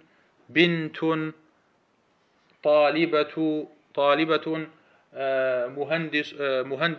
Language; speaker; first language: Arabic; early bilingual, heritage; Arabic